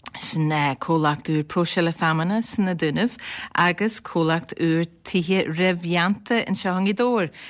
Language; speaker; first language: Irish; native; Irish